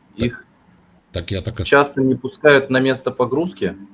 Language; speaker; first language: Russian; native; Russian